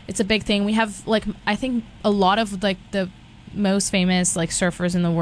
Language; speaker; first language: English; non-native, fluent; Portuguese